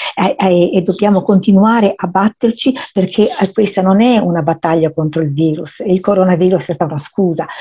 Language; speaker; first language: Italian; native; Italian